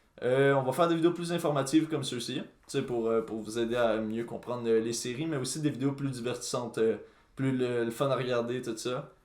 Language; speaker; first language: French; native; French